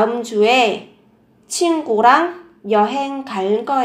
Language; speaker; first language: Korean; non-native, fluent; Vietnamese